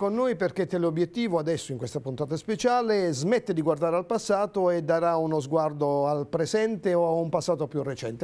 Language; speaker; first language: Italian; native; Italian